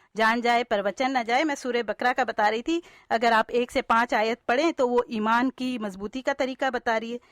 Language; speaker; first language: Urdu; native; Urdu